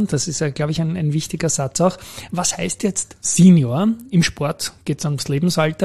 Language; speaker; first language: German; native; German